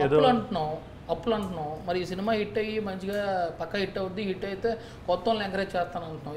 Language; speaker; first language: Telugu; native; Telugu